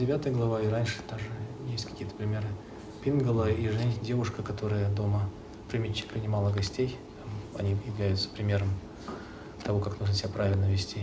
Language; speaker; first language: Russian; native; Russian